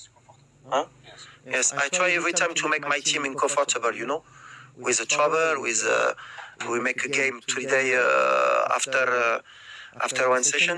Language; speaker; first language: English; non-native, learner; French